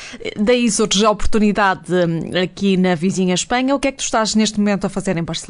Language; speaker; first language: Portuguese; native; Portuguese